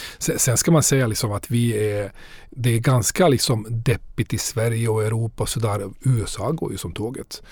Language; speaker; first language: Swedish; non-native, fluent; Bosnian